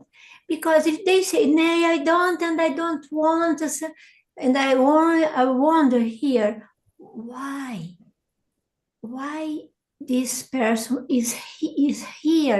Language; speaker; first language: English; non-native, learner; Portuguese